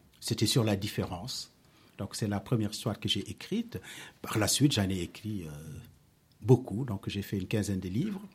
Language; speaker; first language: French; non-native, local second language; Wolof